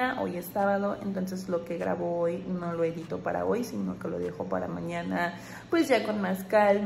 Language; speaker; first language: Spanish; native; Spanish